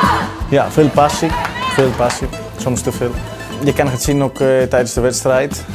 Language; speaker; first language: Dutch; non-native, fluent; Greek